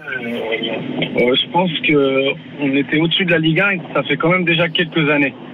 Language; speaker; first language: French; native; French